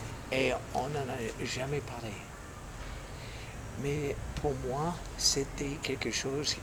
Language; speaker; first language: French; non-native, fluent; English